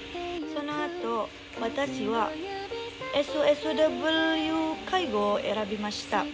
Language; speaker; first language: Japanese; non-native, learner; Indonesian